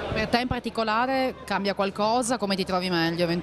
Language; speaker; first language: Italian; native; Italian